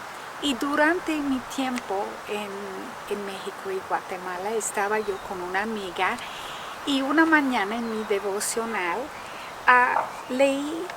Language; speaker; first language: Spanish; non-native, fluent; English